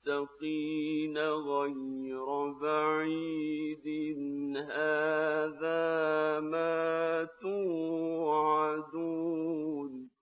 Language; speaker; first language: Arabic; native; Arabic